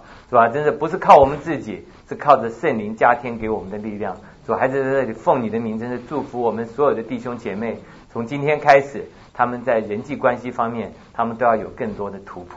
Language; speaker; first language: Chinese; native; Chinese